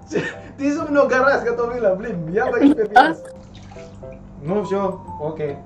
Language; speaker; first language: Russian; non-native, learner; Indonesian